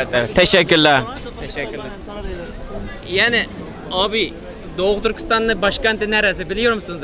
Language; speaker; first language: Turkish; non-native, fluent; Uyghur